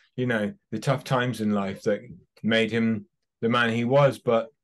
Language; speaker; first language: English; native; English